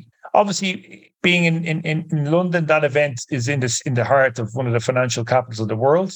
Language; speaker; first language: English; native; English